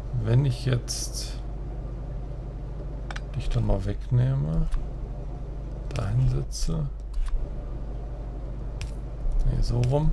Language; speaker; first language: German; native; German